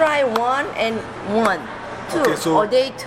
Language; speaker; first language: English; non-native, learner; Korean